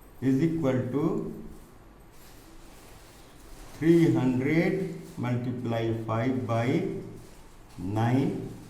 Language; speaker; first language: English; non-native, local second language; Hindi